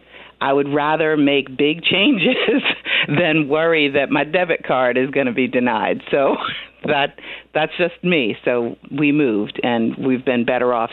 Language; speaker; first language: English; native; English